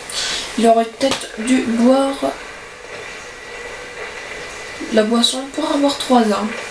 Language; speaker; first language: French; native; French